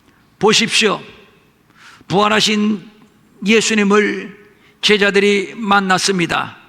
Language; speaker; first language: Korean; native; Korean